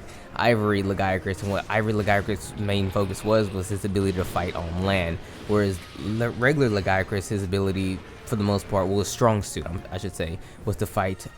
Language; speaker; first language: English; native; English